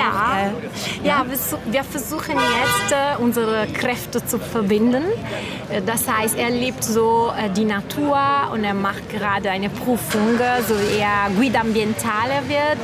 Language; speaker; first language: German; non-native, fluent; Italian